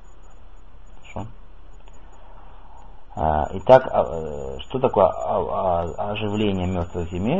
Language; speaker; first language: Russian; native; Russian